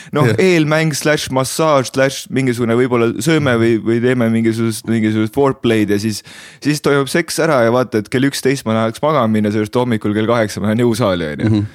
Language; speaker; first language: Estonian; native; Estonian